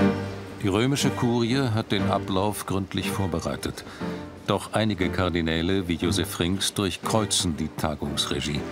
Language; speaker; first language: German; native; German